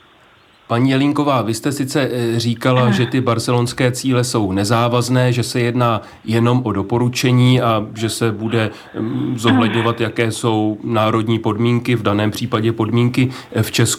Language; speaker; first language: Czech; native; Czech